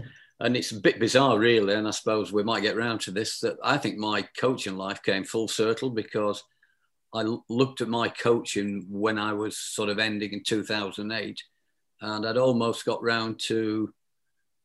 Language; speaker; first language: English; native; English